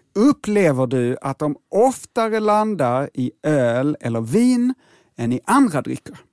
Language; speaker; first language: Swedish; native; Swedish